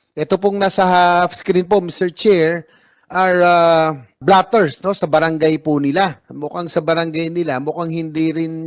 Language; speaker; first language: Filipino; native; Filipino